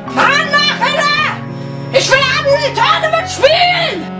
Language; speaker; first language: German; native; German